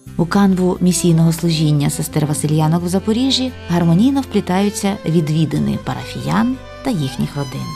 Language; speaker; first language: Ukrainian; native; Ukrainian